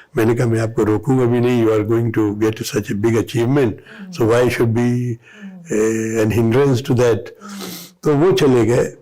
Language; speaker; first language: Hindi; native; Hindi